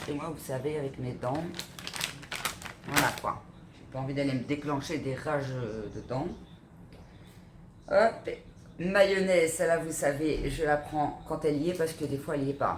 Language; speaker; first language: French; native; French